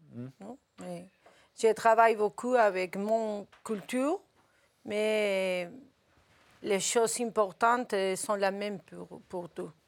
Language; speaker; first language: French; non-native, learner; Spanish